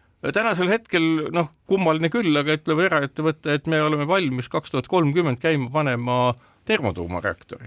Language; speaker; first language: Estonian; native; Estonian